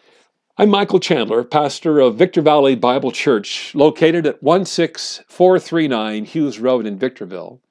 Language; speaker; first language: English; native; English